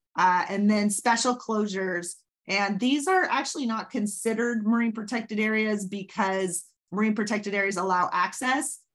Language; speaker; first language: English; native; English